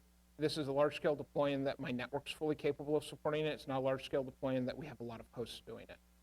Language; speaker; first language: English; native; English